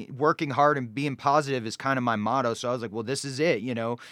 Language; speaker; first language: English; native; English